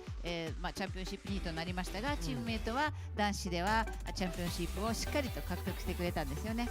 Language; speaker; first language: Japanese; native; Japanese